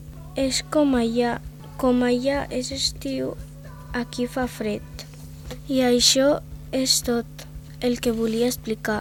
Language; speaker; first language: Catalan; early bilingual, other home language; Spanish